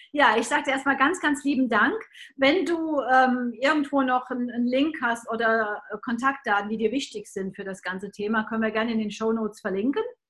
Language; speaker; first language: German; native; German